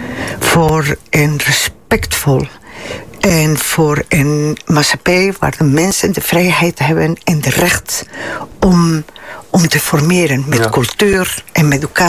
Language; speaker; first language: Dutch; non-native, fluent; Spanish